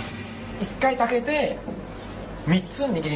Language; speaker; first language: Japanese; non-native, learner; Chinese